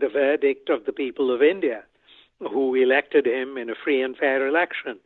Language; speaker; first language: English; non-native, local second language; Bangla